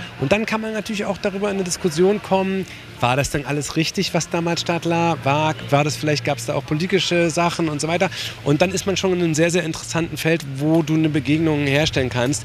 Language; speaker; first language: German; native; German